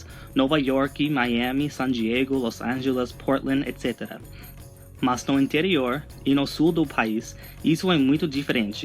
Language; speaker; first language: Portuguese; non-native, fluent; English